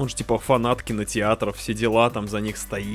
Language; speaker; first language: Russian; native; Russian